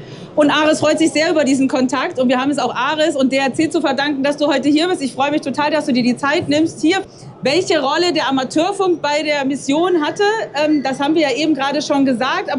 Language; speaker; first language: German; native; German